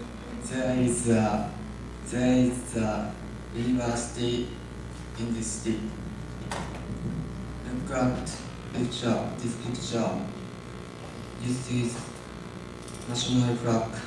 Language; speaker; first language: English; non-native, learner; Japanese